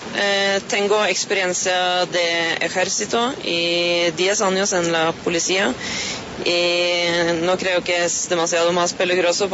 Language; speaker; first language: Spanish; non-native, learner; Norwegian